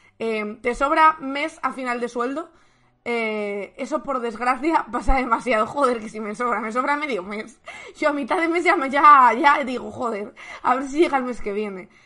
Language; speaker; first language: Spanish; native; Spanish